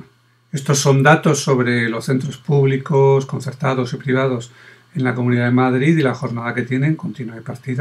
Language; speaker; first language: Spanish; native; Spanish